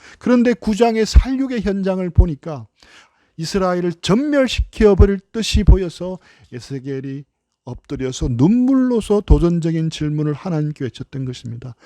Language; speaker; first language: Korean; native; Korean